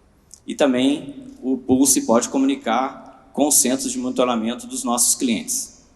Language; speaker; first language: Portuguese; native; Portuguese